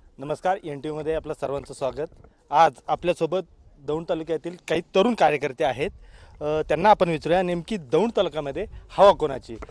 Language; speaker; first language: Marathi; native; Marathi